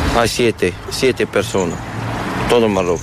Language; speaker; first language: Spanish; non-native, learner; Arabic